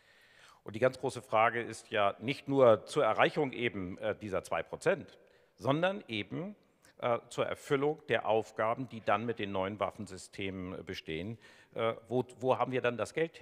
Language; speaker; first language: German; native; German